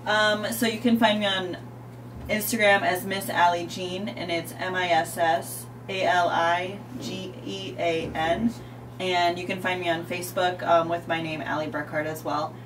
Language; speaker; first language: English; native; English